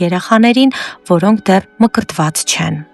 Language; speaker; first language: Armenian; native; Armenian